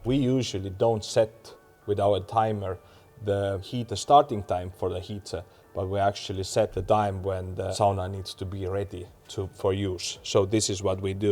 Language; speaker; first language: English; non-native, fluent; Estonian